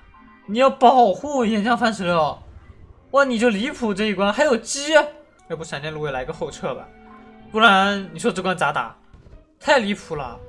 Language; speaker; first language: Chinese; native; Chinese